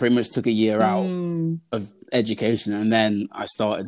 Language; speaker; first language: English; native; English